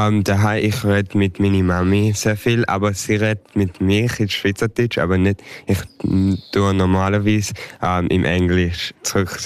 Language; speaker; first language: German; early bilingual, heritage; English